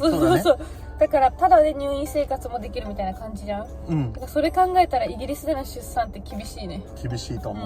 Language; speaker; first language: Japanese; native; Japanese